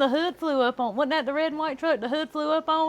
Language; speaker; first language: English; native; English